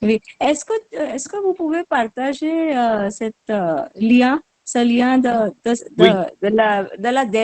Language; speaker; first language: French; non-native, learner; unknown